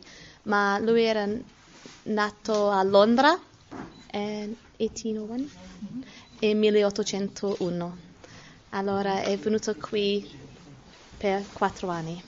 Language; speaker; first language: Italian; non-native, learner; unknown